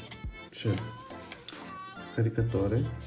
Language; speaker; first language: Italian; non-native, fluent; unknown